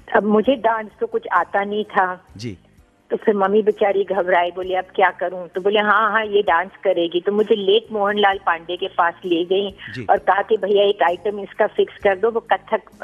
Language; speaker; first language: Hindi; non-native, local second language; Gujarati